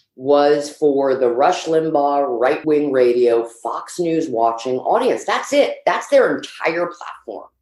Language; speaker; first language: English; early bilingual, other home language; Swedish